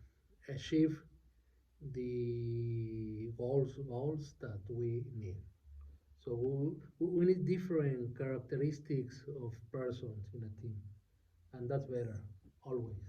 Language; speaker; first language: English; non-native, learner; Spanish